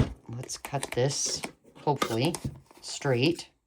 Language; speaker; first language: English; native; English